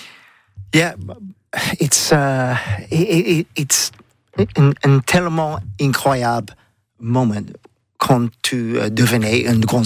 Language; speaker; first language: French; non-native, learner; English